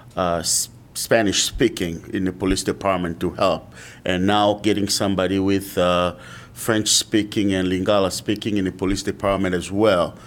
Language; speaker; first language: English; non-native, fluent; French